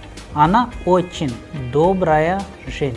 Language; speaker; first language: Russian; non-native, fluent; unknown